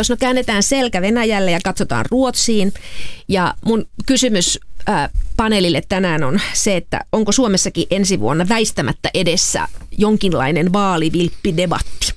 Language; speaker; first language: Finnish; native; Finnish